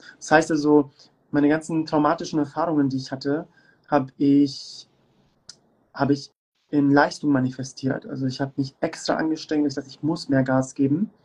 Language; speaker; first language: German; early bilingual, other home language; Turkish